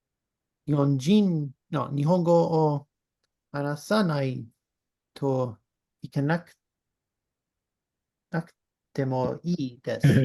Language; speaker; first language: Japanese; non-native, learner; English